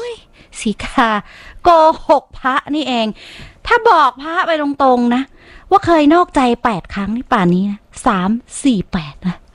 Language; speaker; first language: Thai; native; Thai